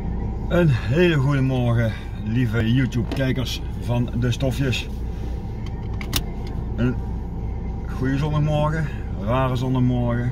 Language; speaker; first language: Dutch; native; Dutch